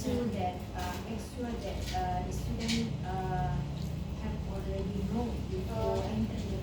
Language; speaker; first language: English; non-native, fluent; Indonesian